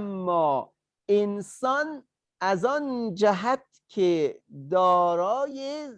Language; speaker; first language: Persian; native; Persian